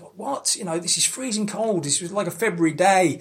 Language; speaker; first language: English; native; English